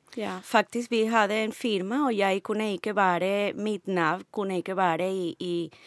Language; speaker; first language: Norwegian; non-native, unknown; Spanish